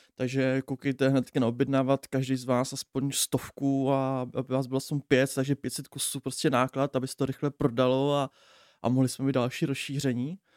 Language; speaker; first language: Czech; native; Czech